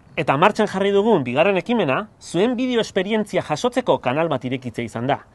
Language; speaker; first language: Basque; native; Basque